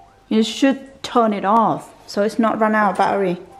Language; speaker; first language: English; non-native, fluent; Vietnamese